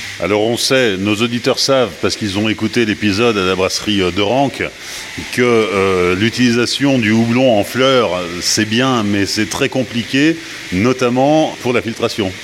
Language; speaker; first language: French; native; French